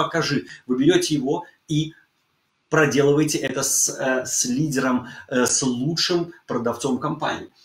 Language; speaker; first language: Russian; early bilingual, heritage; Russian